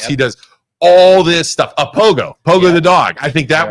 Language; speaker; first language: English; native; English